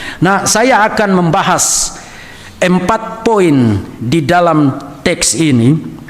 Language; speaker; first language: Indonesian; native; Indonesian